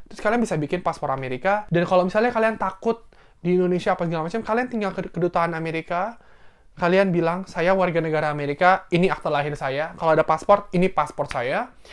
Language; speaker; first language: Indonesian; native; Indonesian